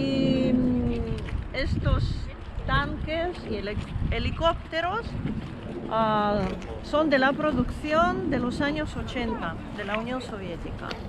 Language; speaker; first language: Spanish; non-native, fluent; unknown